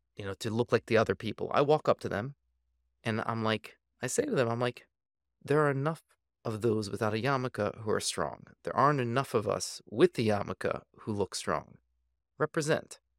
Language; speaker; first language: English; native; English